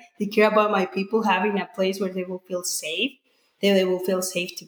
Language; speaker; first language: English; non-native, fluent; Spanish